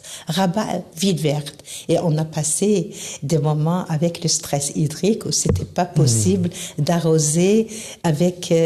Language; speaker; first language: French; non-native, local second language; Arabic